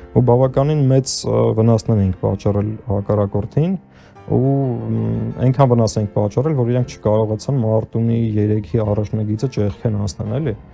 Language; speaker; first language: Armenian; early bilingual, heritage; Armenian